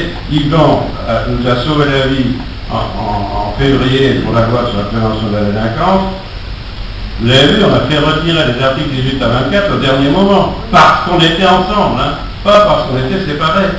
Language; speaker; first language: French; native; French